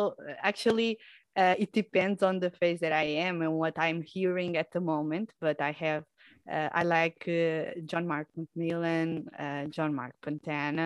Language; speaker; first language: English; non-native, fluent; Portuguese